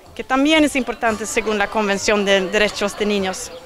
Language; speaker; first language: Spanish; non-native, fluent; Swedish